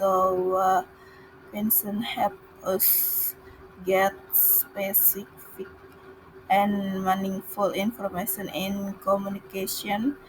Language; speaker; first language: English; non-native, learner; Indonesian